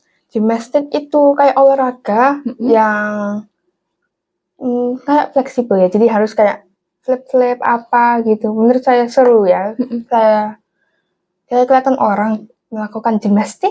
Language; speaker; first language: Indonesian; non-native, local second language; English